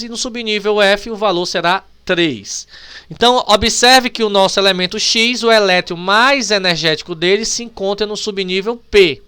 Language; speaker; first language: Portuguese; native; Portuguese